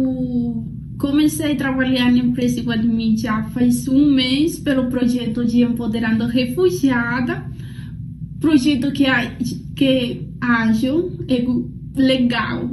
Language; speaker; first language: Portuguese; non-native, learner; Spanish